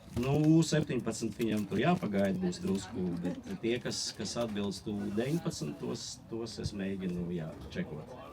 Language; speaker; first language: Latvian; non-native, local second language; Russian